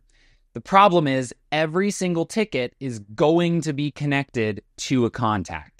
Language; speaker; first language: English; native; English